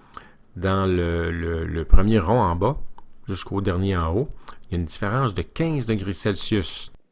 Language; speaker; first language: French; native; French